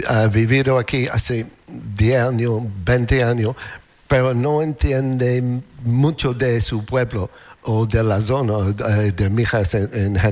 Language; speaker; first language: Spanish; non-native, learner; English